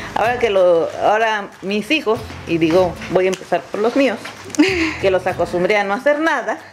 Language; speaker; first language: Spanish; native; Spanish